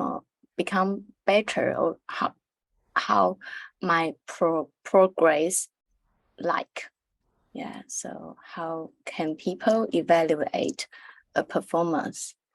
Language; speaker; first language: English; non-native, learner; Chinese